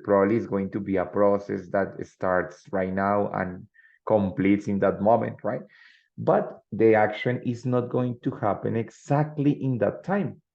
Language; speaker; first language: English; non-native, fluent; Spanish